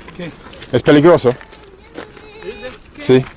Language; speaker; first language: Spanish; non-native, learner; English